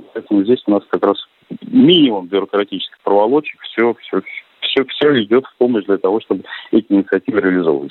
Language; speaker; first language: Russian; native; Russian